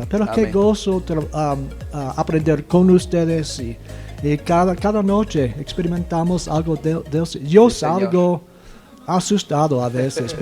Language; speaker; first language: Spanish; non-native, fluent; English